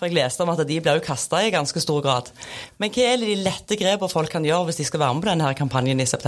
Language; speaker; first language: Norwegian; native; Norwegian